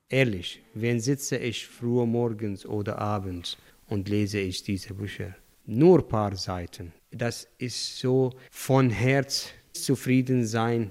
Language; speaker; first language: German; non-native, learner; Arabic